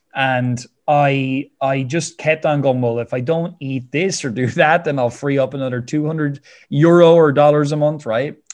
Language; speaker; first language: English; native; English